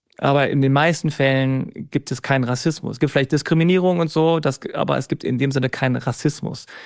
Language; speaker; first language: German; native; German